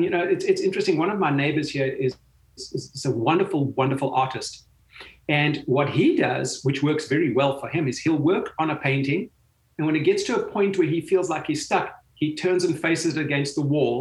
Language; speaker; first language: English; native; English